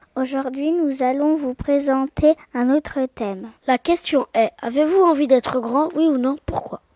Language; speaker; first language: French; native; French